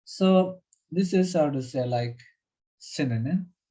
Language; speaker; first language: English; non-native, fluent; Burmese